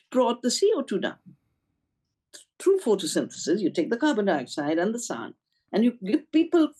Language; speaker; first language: English; non-native, local second language; Hindi